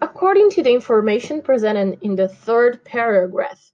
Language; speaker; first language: English; non-native, fluent; Portuguese